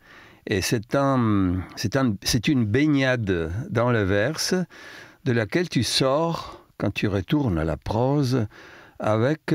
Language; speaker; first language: French; non-native, fluent; Italian